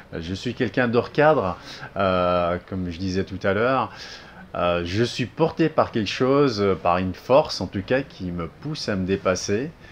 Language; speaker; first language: French; early bilingual, other home language; Arabic